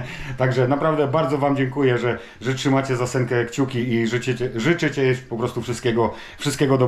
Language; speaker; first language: Polish; native; Polish